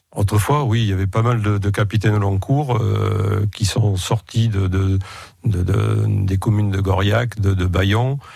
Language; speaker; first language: French; native; French